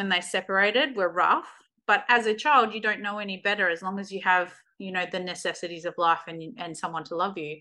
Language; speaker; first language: English; native; English